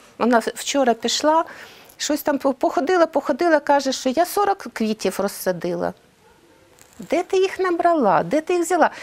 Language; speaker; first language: Ukrainian; non-native, local second language; Russian